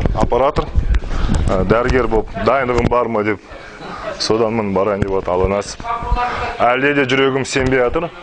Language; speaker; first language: Kazakh; non-native, local second language; Russian